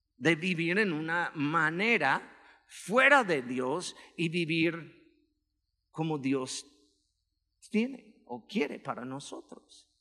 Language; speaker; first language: Spanish; non-native, fluent; English